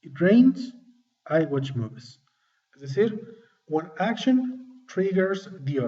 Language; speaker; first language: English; non-native, fluent; Spanish